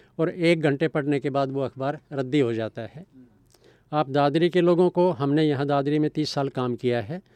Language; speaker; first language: Hindi; native; Hindi